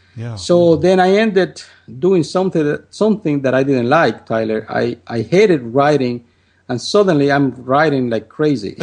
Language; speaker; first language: English; non-native, fluent; Spanish